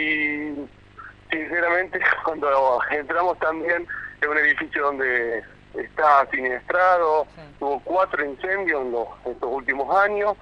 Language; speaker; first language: Spanish; native; Spanish